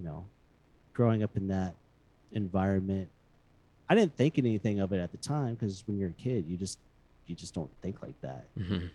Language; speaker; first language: English; native; English